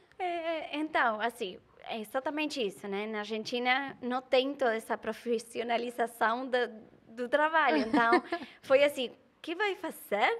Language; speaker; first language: Portuguese; non-native, fluent; Spanish